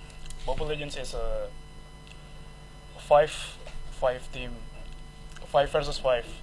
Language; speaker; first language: English; non-native, fluent; Indonesian